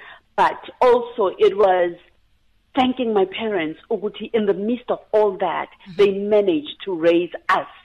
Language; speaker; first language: English; non-native, local second language; Zulu